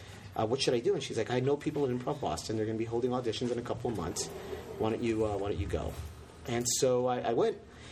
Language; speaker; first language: English; native; English